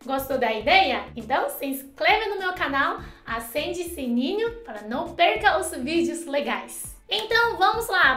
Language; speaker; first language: Portuguese; non-native, fluent; Chinese